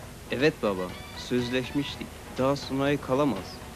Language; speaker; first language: Turkish; early bilingual, other home language; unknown